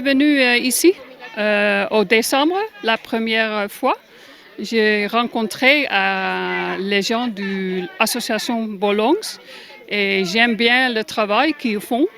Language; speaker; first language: French; non-native, learner; German